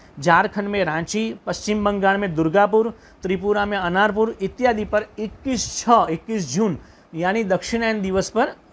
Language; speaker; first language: Hindi; non-native, local second language; Gujarati